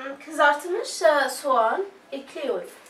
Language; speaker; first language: Turkish; non-native, learner; Arabic